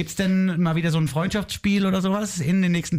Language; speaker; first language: German; native; German